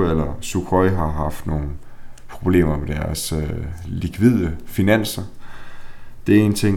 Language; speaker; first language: Danish; native; Danish